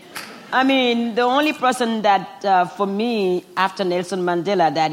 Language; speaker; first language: English; non-native, fluent; Fon